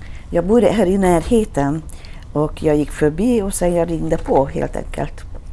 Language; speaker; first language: Swedish; non-native, fluent; Hungarian